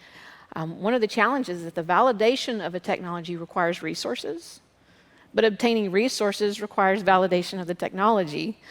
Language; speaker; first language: English; native; English